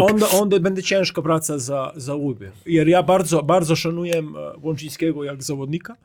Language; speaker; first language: Polish; non-native, learner; Croatian